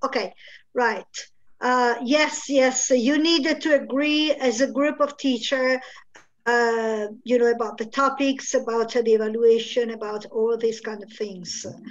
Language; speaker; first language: English; non-native, fluent; Italian